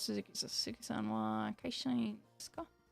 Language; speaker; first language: Japanese; non-native, learner; English